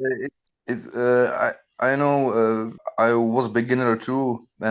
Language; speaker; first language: English; non-native, learner; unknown